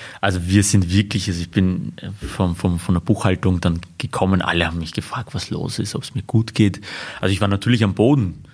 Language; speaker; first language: German; early bilingual, other home language; Armenian